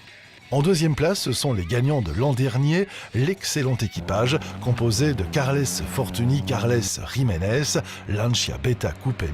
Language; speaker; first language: French; native; French